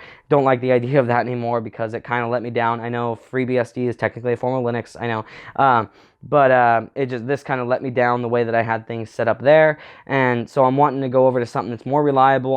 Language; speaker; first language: English; native; English